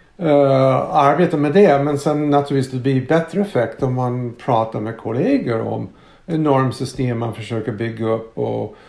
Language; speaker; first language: Swedish; non-native, fluent; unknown